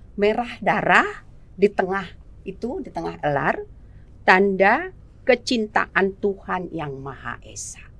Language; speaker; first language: Indonesian; non-native, local second language; Batak Toba